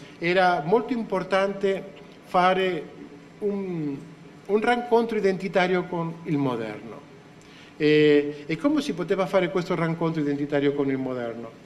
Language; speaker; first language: Italian; non-native, fluent; Spanish